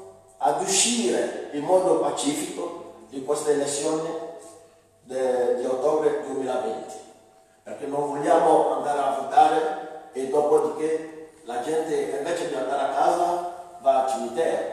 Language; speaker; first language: Italian; non-native, fluent; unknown